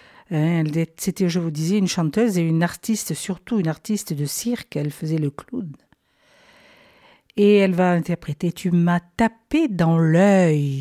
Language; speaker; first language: French; native; French